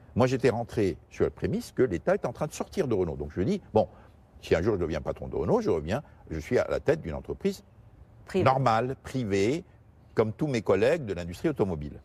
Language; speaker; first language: French; non-native, local second language; Portuguese